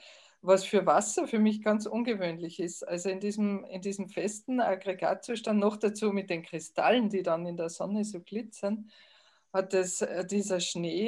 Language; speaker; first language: German; native; German